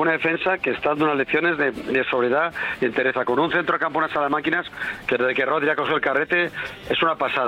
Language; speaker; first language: Spanish; native; Spanish